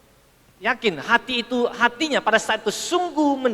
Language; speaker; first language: Indonesian; native; Indonesian